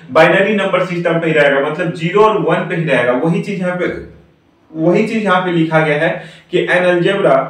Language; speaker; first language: Hindi; native; Hindi